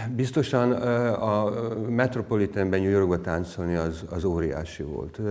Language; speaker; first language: Hungarian; native; Hungarian